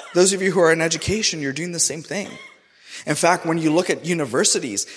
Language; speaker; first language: English; non-native, local second language; Urdu